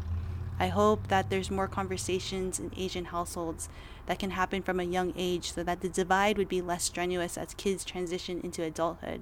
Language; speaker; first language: English; native; English